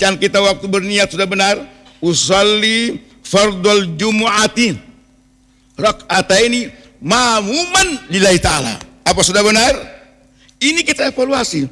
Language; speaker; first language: Indonesian; non-native, local second language; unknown